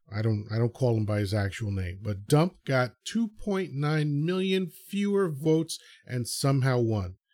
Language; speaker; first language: English; early bilingual, other home language; Spanish